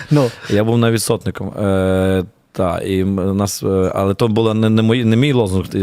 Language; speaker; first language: Ukrainian; native; Ukrainian